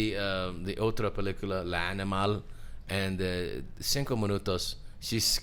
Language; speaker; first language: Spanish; non-native, learner; English